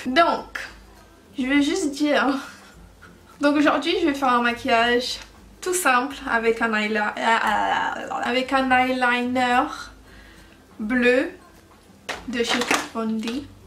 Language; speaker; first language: French; early bilingual, heritage; French